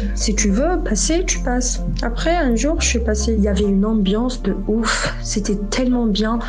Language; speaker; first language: French; non-native, local second language; Arabic